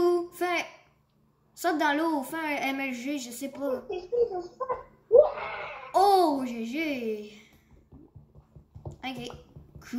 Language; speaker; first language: French; native; French